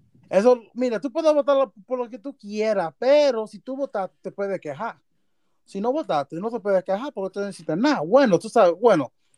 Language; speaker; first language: Spanish; early bilingual, other home language; English